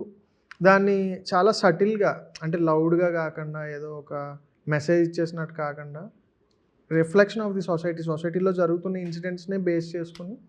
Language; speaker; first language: Telugu; native; Telugu